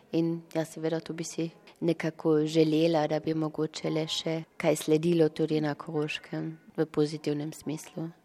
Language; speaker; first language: Slovenian; early bilingual, heritage; Slovenian